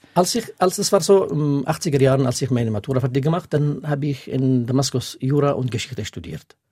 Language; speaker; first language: German; non-native, fluent; Kurdish